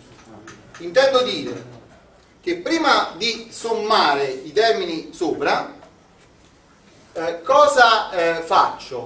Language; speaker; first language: Italian; native; Italian